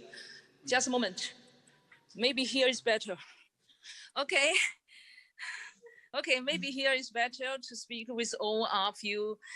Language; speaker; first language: English; non-native, learner; Chinese